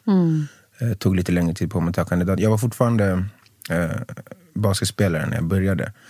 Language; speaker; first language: Swedish; native; Swedish